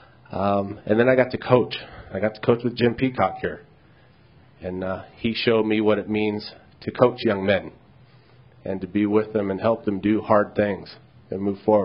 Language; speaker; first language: English; native; English